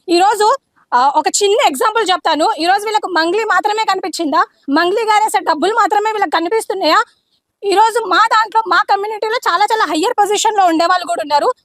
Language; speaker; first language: Telugu; non-native, local second language; Lambadi